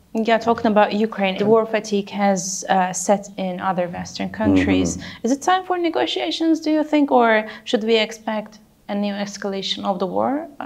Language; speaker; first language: English; non-native, fluent; Turkish